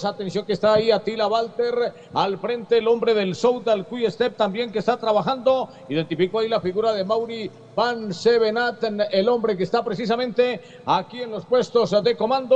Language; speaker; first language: Spanish; native; Spanish